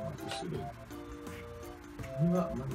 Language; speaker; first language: Japanese; non-native, learner; Chinese